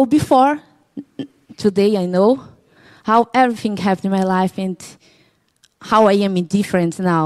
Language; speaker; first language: English; non-native, learner; Portuguese